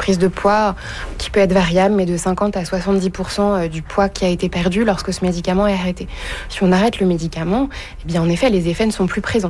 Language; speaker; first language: French; native; French